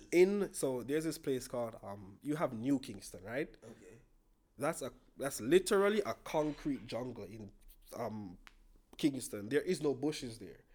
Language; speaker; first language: English; non-native, local second language; Jamaican Creole English